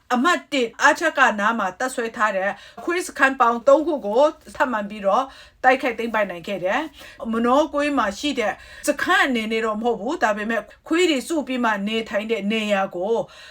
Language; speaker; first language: Burmese; non-native, local second language; Kachin